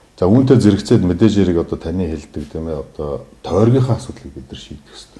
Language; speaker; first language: Mongolian; non-native, local second language; Kazakh